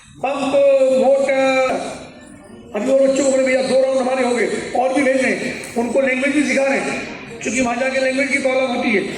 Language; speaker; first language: Hindi; native; Hindi